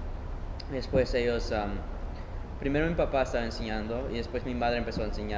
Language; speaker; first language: Spanish; early bilingual, heritage; Spanish